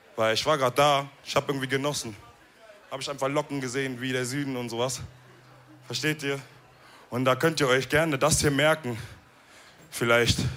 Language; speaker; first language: German; early bilingual, other home language; Wolof